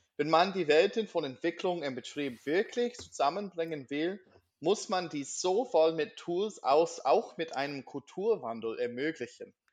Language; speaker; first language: German; non-native, learner; English